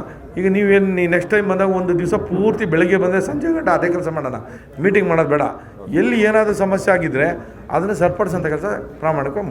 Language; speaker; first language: Kannada; native; Kannada